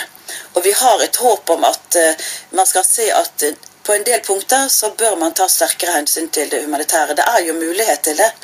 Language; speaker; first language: Norwegian; native; Norwegian